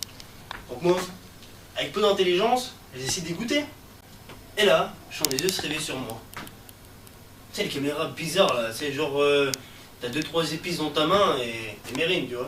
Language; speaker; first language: French; native; French